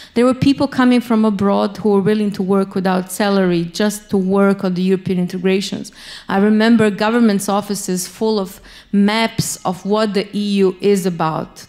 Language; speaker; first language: English; non-native, fluent; Bosnian